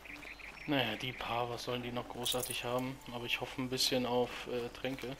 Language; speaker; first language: German; native; German